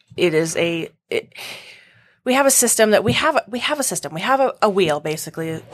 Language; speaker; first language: English; native; English